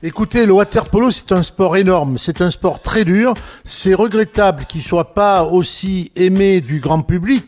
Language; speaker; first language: French; native; French